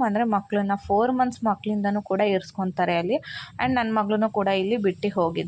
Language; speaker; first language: Kannada; native; Kannada